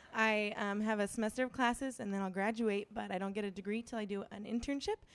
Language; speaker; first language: English; native; English